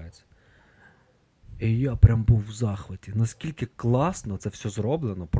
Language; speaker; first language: Ukrainian; native; Ukrainian